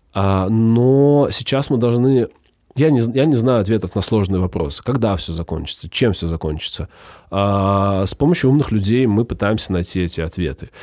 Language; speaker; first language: Russian; native; Russian